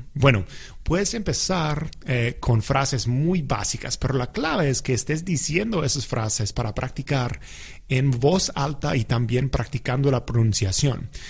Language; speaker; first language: Spanish; non-native, fluent; English